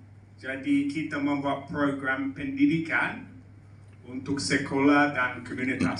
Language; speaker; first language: Indonesian; non-native, learner; English